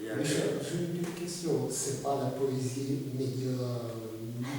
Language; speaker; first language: French; non-native, fluent; Russian